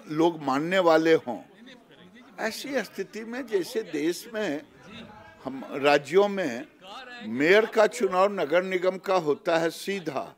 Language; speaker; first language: Hindi; native; Hindi